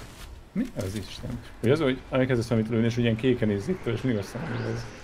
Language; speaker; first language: Hungarian; native; Hungarian